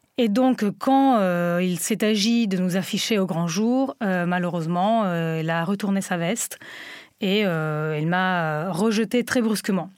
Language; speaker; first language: French; non-native, fluent; Italian